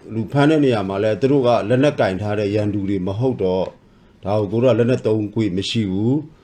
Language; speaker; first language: Burmese; non-native, local second language; S'gaw Karen